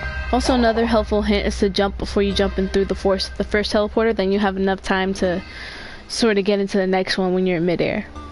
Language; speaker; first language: English; early bilingual, other home language; Spanish